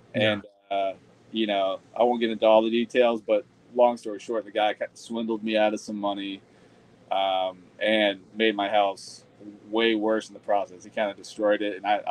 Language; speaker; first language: English; native; English